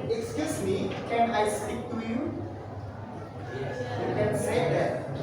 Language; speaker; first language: English; non-native, fluent; Indonesian